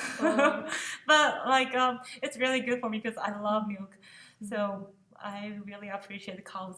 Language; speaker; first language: English; non-native, fluent; Japanese